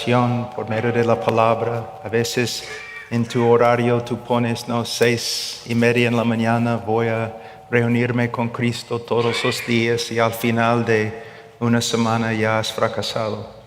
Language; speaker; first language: Spanish; non-native, fluent; English